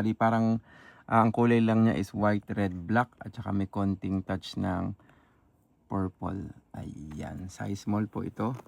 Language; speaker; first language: Filipino; native; Filipino